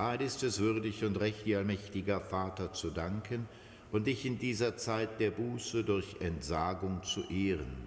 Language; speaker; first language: German; native; German